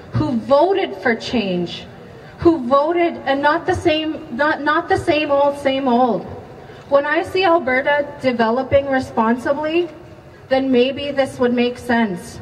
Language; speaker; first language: English; native; English